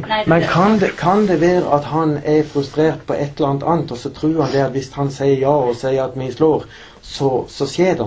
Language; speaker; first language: Norwegian; native; Norwegian